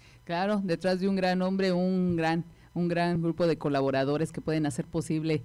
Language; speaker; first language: Spanish; native; Spanish